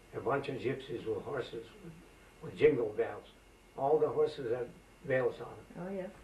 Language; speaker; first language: English; non-native, fluent; Greek